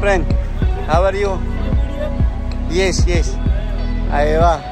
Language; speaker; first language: English; non-native, learner; Filipino